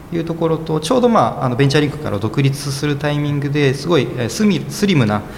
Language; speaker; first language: Japanese; native; Japanese